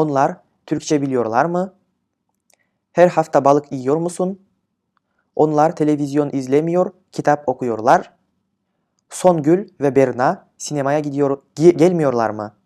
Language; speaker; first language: Turkish; non-native, fluent; Kyrgyz